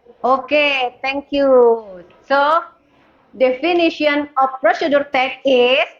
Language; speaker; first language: English; non-native, learner; Indonesian